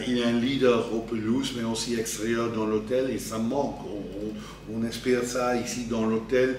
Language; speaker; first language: French; non-native, fluent; Dutch